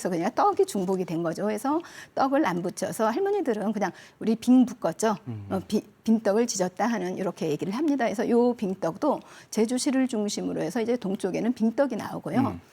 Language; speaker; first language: Korean; native; Korean